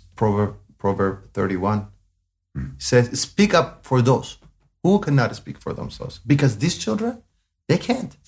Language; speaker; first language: English; non-native, fluent; Amharic